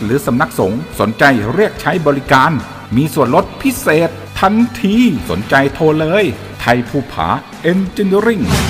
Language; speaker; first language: Thai; native; Thai